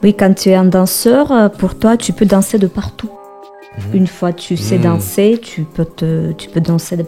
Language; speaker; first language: French; non-native, fluent; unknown